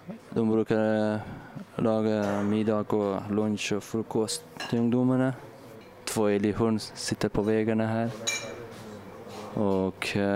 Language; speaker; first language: Swedish; non-native, fluent; Persian